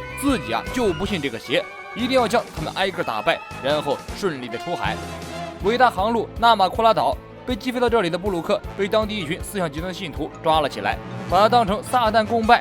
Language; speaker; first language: Chinese; native; Chinese